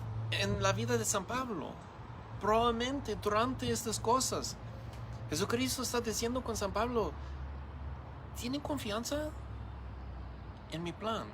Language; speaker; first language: Spanish; non-native, learner; English